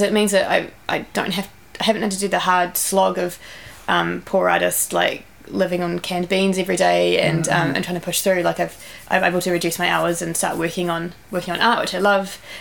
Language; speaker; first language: English; native; English